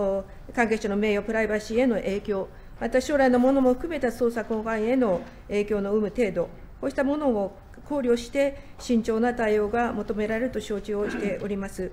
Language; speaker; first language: Japanese; native; Japanese